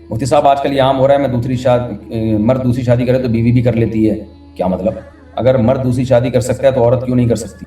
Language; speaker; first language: Urdu; native; Urdu